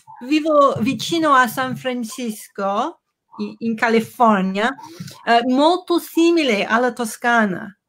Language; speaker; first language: Italian; non-native, learner; English